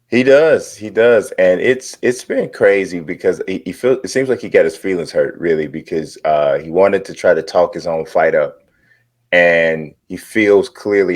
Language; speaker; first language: English; native; English